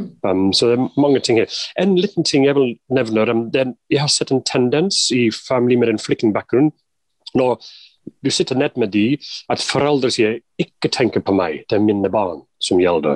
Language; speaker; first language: Norwegian; non-native, fluent; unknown